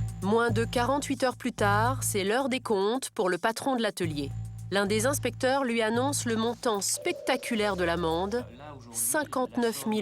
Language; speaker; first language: French; native; French